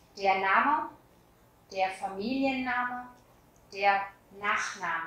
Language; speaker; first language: German; non-native, fluent; Vietnamese